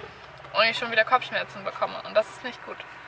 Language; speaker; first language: German; native; German